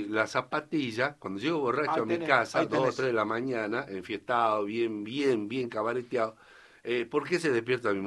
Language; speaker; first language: Spanish; native; Spanish